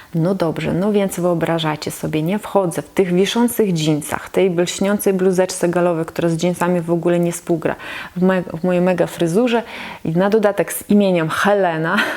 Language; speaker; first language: Polish; non-native, fluent; Russian